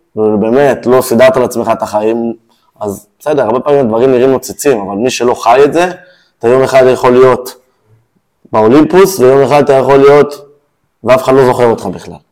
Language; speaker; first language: Hebrew; native; Hebrew